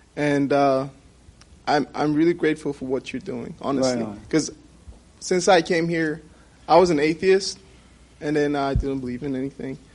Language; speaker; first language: English; non-native, fluent; Persian